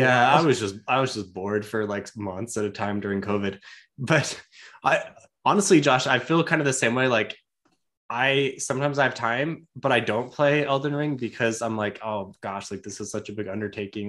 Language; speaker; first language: English; native; English